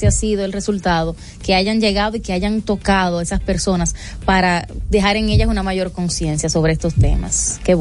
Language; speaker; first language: Spanish; native; Spanish